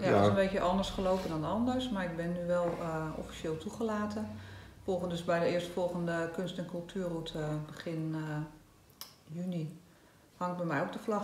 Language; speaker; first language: Dutch; native; Dutch